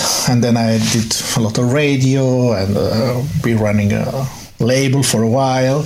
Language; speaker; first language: English; non-native, fluent; Italian